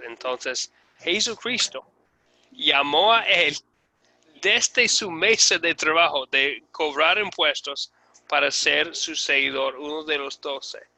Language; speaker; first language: Spanish; non-native, fluent; English